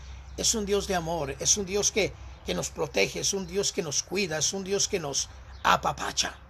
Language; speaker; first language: Spanish; native; Spanish